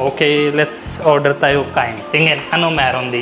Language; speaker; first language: Filipino; non-native, learner; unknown